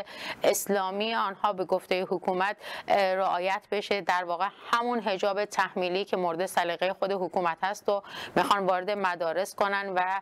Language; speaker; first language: Persian; non-native, local second language; Kurdish